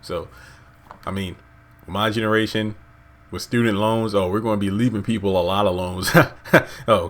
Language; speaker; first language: English; native; English